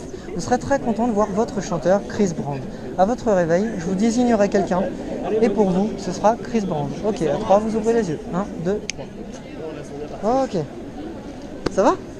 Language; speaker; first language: French; native; French